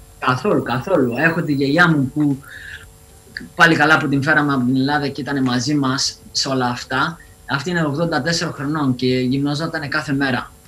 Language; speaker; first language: Greek; early bilingual, other home language; English